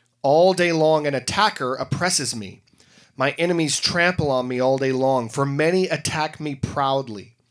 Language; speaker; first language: English; native; English